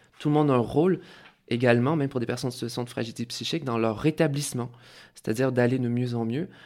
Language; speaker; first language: French; native; French